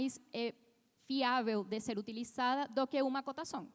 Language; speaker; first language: Portuguese; non-native, fluent; Spanish